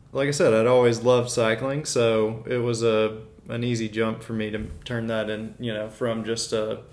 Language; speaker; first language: English; native; English